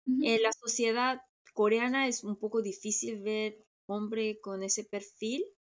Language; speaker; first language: Spanish; non-native, fluent; Korean